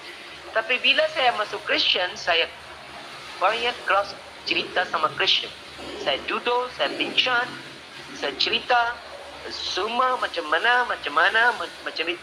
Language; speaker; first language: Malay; non-native, learner; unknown